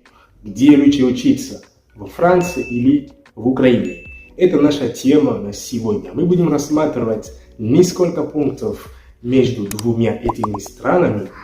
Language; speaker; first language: Russian; non-native, fluent; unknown